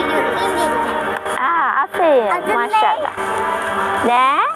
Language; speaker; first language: Turkish; non-native, learner; Thai